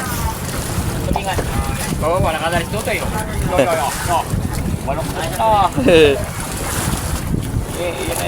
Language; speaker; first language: Filipino; native; Filipino